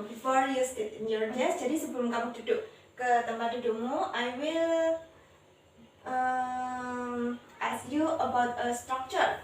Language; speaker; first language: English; non-native, learner; Indonesian